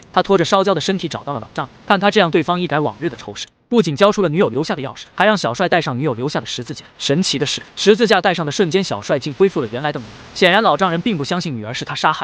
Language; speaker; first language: Chinese; native; Chinese